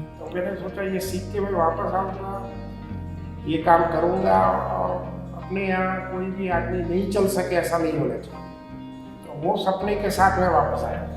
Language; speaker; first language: Hindi; non-native, local second language; Gujarati